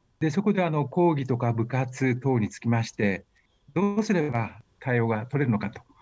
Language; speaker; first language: Japanese; native; Japanese